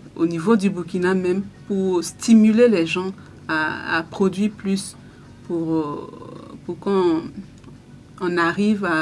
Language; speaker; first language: French; non-native, local second language; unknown